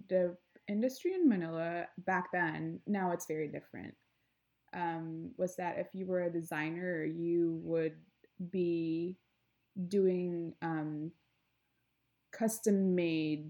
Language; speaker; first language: English; non-native, local second language; Filipino